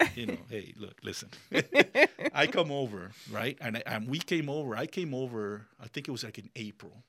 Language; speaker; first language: English; early bilingual, other home language; Spanish